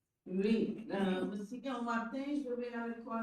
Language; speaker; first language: French; non-native, learner; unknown